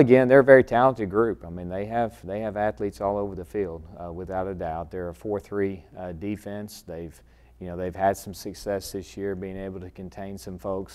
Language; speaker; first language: English; native; English